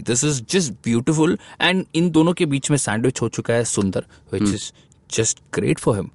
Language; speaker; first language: English; non-native, local second language; Hindi